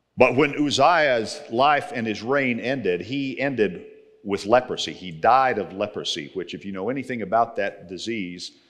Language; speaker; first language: English; native; English